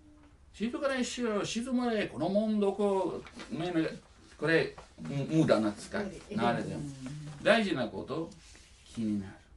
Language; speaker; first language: Japanese; non-native, learner; Italian